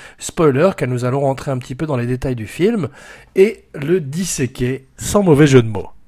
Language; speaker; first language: French; native; French